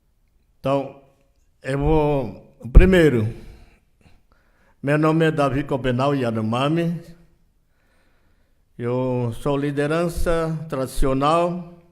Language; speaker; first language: Portuguese; non-native, local second language; Yanomámi